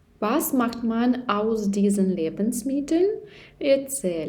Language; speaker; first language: German; non-native, learner; Ukrainian